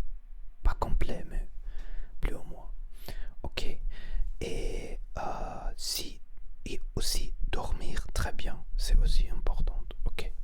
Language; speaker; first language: French; non-native, learner; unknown